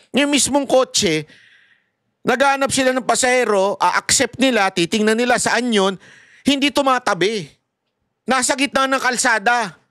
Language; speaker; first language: Filipino; native; Filipino